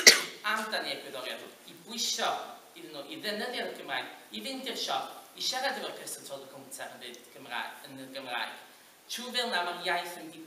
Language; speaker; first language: Welsh; native; Welsh